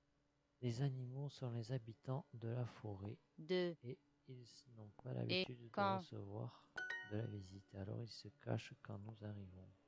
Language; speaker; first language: French; non-native, learner; English